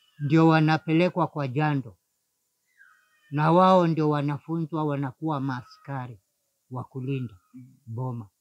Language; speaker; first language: Swahili; non-native, local second language; Giryama